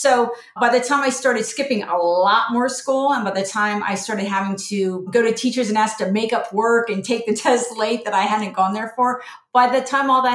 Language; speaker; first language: English; native; English